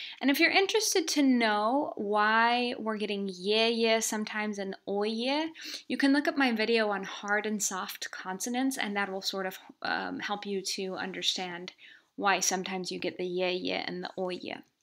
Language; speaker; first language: English; native; English